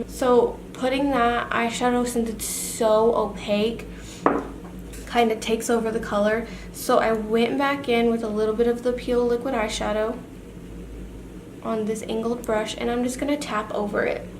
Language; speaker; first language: English; native; English